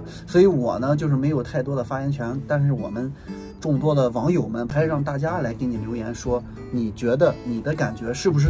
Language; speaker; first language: Chinese; native; Chinese